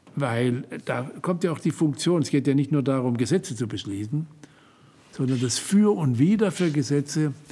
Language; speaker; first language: German; native; German